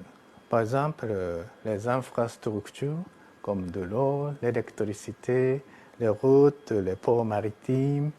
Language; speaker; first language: French; non-native, fluent; Japanese